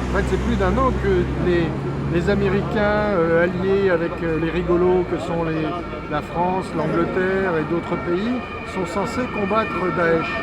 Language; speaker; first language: French; native; French